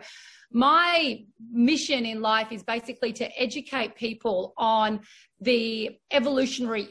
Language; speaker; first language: English; native; English